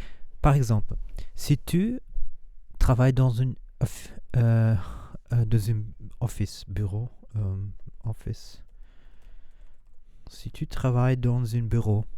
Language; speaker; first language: French; non-native, learner; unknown